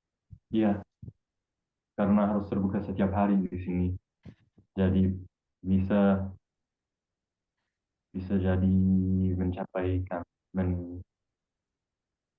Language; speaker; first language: Indonesian; non-native, fluent; English